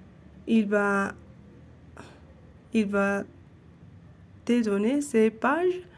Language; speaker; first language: French; non-native, learner; Spanish